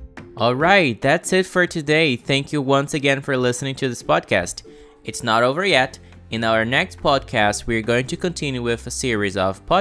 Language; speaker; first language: English; non-native, fluent; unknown